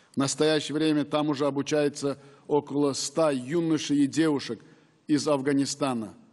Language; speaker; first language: Russian; non-native, local second language; Uzbek